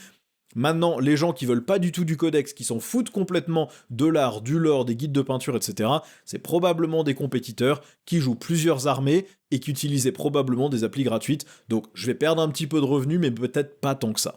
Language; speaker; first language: French; native; French